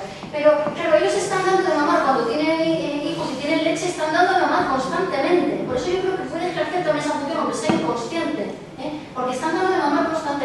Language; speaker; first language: Spanish; native; Spanish